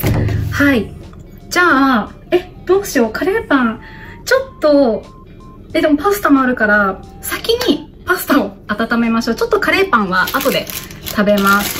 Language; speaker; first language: Japanese; native; Japanese